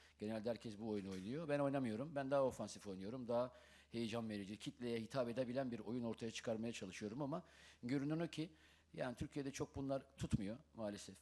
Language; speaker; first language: Turkish; native; Turkish